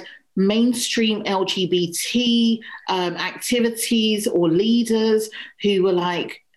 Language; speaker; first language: English; native; English